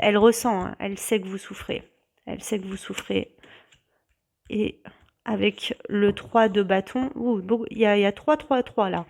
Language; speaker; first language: French; native; French